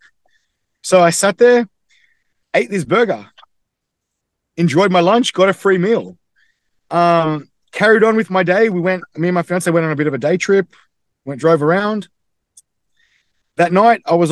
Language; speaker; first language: English; native; English